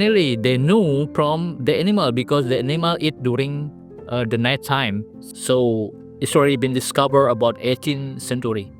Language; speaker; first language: English; non-native, learner; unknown